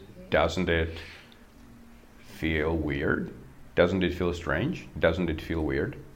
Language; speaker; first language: English; non-native, fluent; Czech